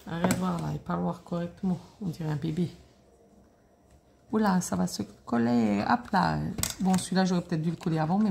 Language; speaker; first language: French; native; French